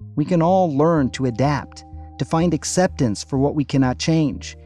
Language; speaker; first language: English; native; English